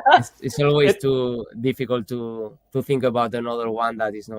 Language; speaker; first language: English; non-native, fluent; Spanish